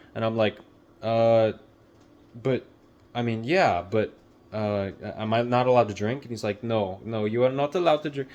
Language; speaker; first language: English; native; English